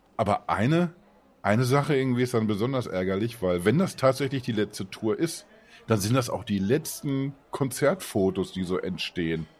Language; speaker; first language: German; native; German